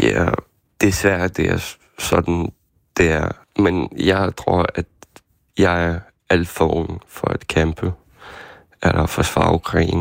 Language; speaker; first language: Danish; non-native, fluent; Ukrainian